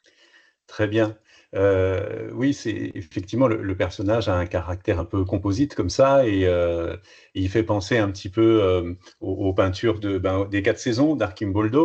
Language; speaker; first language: French; native; French